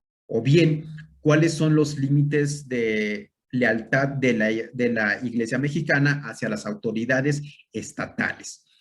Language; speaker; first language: Spanish; native; Spanish